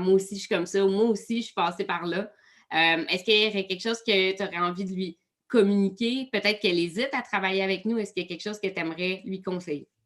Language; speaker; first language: French; native; French